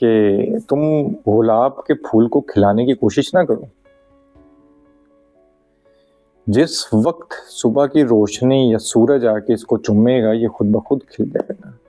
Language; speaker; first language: Hindi; non-native, local second language; Punjabi